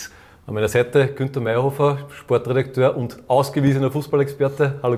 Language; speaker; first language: German; native; German